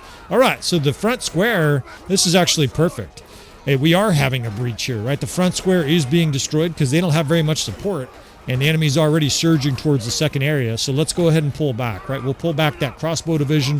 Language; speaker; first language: English; native; English